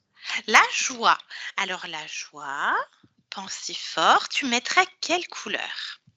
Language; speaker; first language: French; native; French